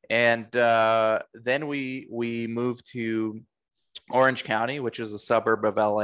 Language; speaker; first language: English; native; English